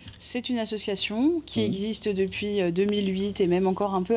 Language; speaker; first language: French; native; French